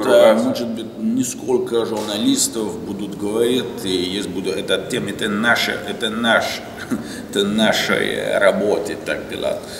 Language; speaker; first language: Russian; non-native, learner; French